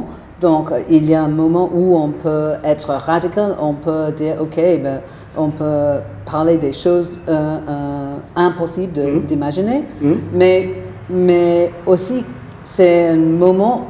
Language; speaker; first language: French; non-native, fluent; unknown